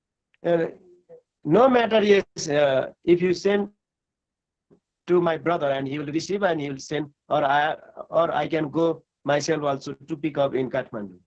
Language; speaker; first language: English; non-native, learner; Nepali